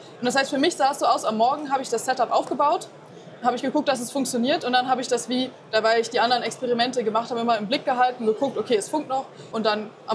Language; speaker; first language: German; native; German